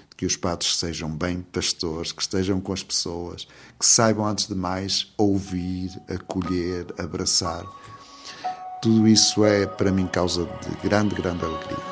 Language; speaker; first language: Portuguese; native; Portuguese